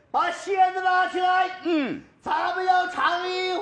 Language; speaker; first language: Chinese; native; Chinese